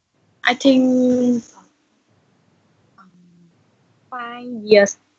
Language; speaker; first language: English; non-native, learner; Vietnamese